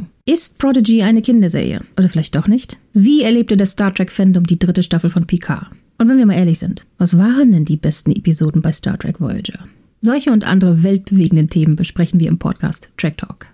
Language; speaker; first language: German; native; German